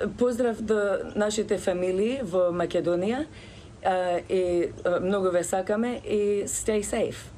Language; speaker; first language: Macedonian; early bilingual, other home language; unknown